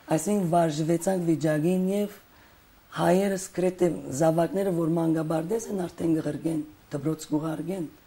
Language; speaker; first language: Armenian; early bilingual, heritage; Armenian